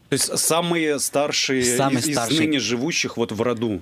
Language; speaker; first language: Russian; native; Russian